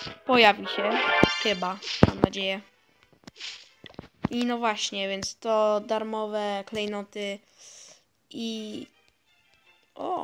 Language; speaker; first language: Polish; early bilingual, heritage; Polish